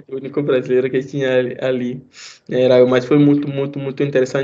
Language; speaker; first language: Portuguese; non-native, fluent; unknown